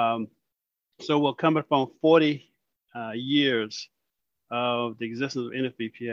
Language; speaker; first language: English; native; English